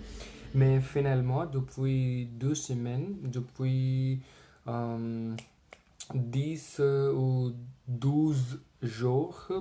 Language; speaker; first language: French; non-native, learner; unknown